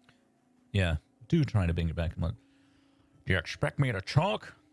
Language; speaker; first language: English; native; English